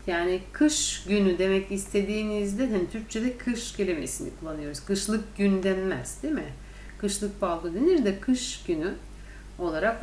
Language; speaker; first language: Turkish; non-native, fluent; Russian